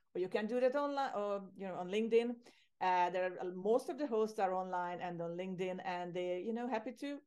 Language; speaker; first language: English; non-native, fluent; Hungarian